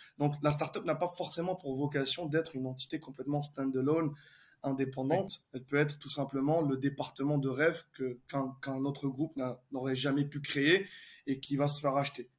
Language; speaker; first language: French; non-native, local second language; Arabic